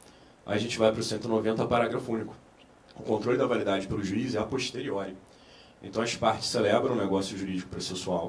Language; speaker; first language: Portuguese; native; Portuguese